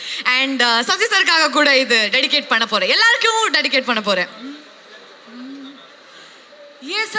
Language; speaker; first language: Tamil; non-native, local second language; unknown